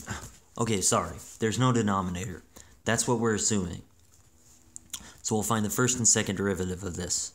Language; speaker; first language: English; native; English